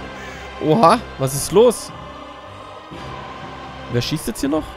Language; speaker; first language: German; native; German